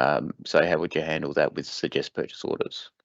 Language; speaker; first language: English; native; English